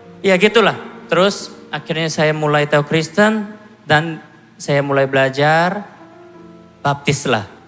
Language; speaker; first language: Indonesian; non-native, fluent; Korean